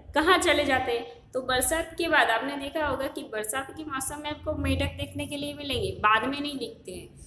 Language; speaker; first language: Hindi; non-native, local second language; Gujarati